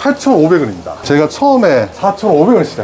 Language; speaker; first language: Korean; native; Korean